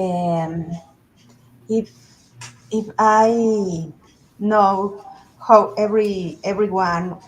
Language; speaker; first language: English; non-native, learner; Spanish